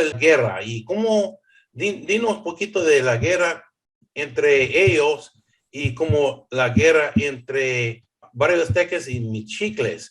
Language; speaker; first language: Spanish; early bilingual, heritage; English